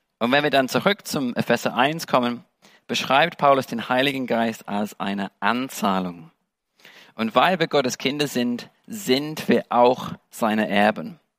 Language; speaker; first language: German; non-native, fluent; English